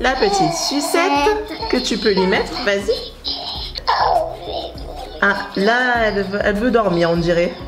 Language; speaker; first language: French; native; French